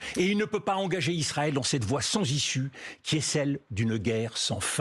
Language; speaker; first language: French; native; French